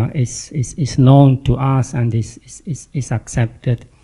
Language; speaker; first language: English; non-native, fluent; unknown